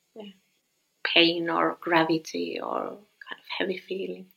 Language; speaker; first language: English; non-native, fluent; Finnish